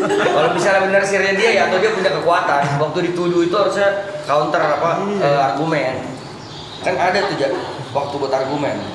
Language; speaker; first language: Indonesian; native; Indonesian